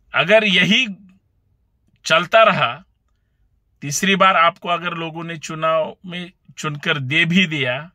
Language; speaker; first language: Hindi; non-native, local second language; Marathi